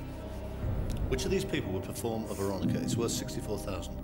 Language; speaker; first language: English; native; English